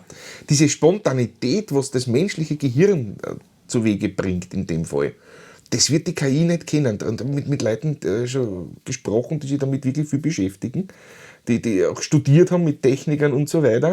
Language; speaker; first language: German; native; German